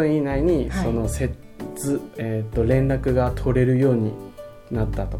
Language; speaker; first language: Japanese; non-native, fluent; Chinese